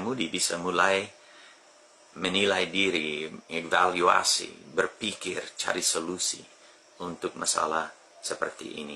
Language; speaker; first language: Indonesian; non-native, fluent; English